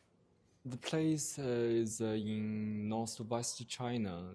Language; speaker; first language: English; non-native, learner; Chinese